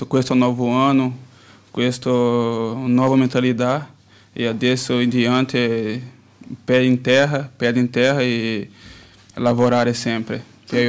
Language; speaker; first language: Italian; non-native, learner; Portuguese